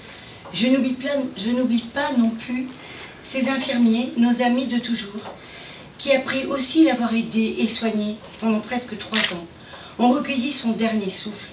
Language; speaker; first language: French; native; French